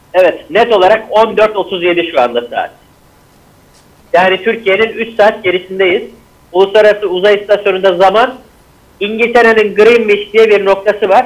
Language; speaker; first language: Turkish; native; Turkish